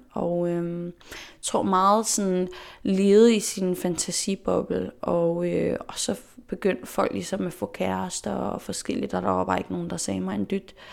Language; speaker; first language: Danish; non-native, local second language; Faroese